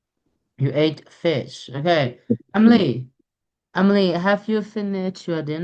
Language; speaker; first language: English; non-native, fluent; Burmese